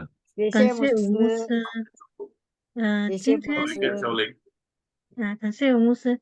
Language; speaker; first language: Chinese; non-native, learner; Indonesian